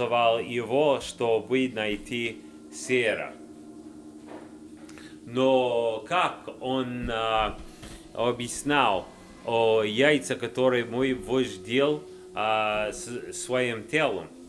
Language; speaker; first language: Russian; non-native, learner; English